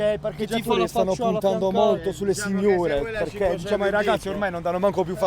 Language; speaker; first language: Italian; native; Italian